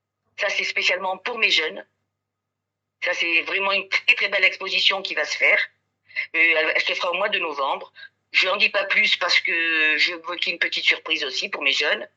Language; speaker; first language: French; native; French